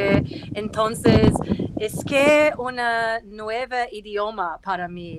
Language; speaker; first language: Spanish; non-native, learner; English